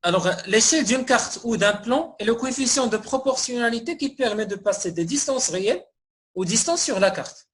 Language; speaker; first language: French; non-native, local second language; Arabic